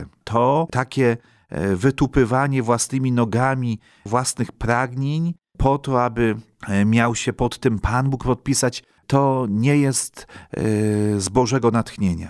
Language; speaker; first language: Polish; native; Polish